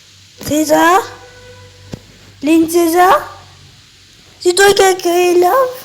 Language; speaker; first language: French; native; French